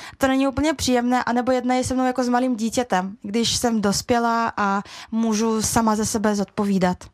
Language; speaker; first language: Czech; early bilingual, other home language; Russian